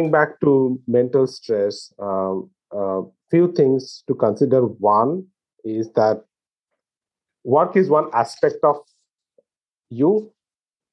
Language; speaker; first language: English; non-native, local second language; Bangla